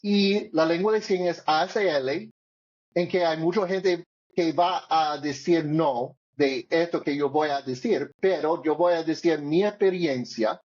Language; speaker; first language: Spanish; non-native, learner; English